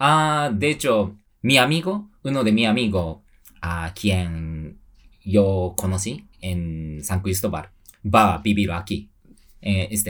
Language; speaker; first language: Spanish; non-native, learner; Japanese